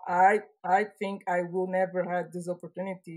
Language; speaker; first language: English; non-native, fluent; Portuguese